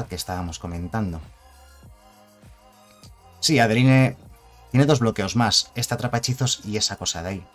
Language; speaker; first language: Spanish; native; Spanish